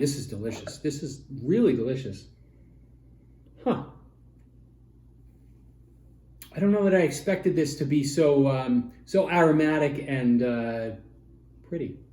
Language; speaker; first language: English; native; English